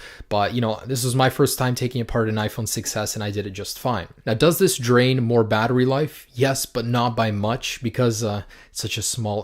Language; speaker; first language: English; native; English